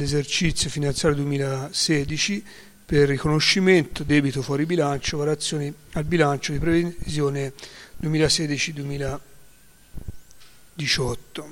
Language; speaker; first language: Italian; native; Italian